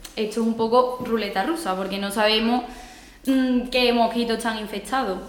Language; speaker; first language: Spanish; native; Spanish